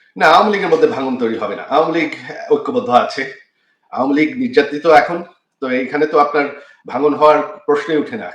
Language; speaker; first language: Bangla; early bilingual, heritage; Bangla